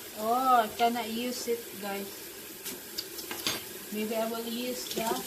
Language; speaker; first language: English; non-native, local second language; Cebuano